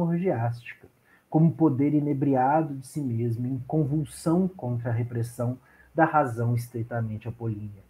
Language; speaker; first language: Portuguese; native; Portuguese